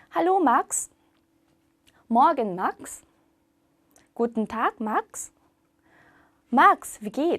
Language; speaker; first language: German; non-native, fluent; Korean